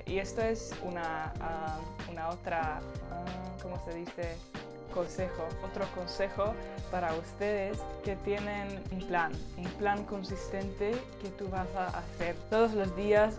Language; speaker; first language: Spanish; non-native, learner; Slovak